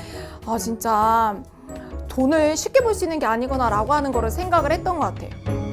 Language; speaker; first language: Korean; native; Korean